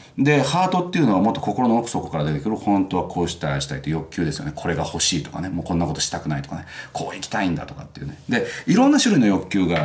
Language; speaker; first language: Japanese; native; Japanese